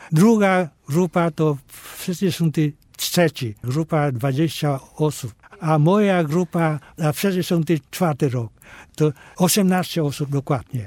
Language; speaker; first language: Polish; non-native, fluent; Vietnamese